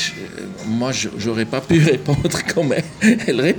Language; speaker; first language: French; non-native, local second language; German